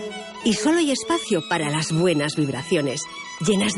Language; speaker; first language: Spanish; native; Spanish